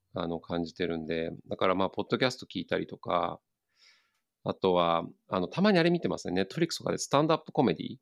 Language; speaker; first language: Japanese; early bilingual, other home language; Turkish